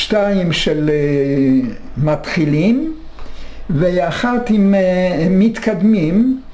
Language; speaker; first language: Hebrew; non-native, fluent; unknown